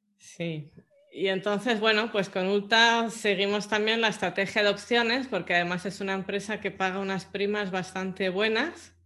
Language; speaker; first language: Spanish; native; Spanish